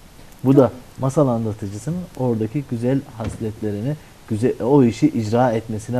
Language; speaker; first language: Turkish; native; Turkish